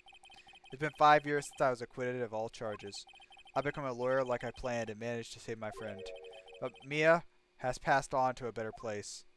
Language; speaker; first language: English; native; English